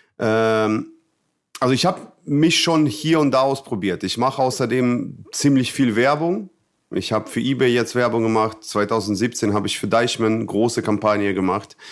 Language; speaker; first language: German; non-native, fluent; Russian